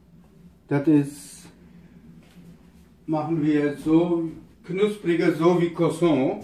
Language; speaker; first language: German; non-native, learner; Urdu